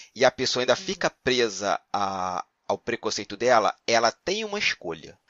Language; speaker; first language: Portuguese; native; Portuguese